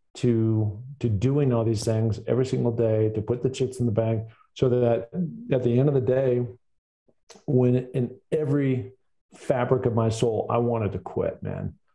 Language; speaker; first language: English; native; English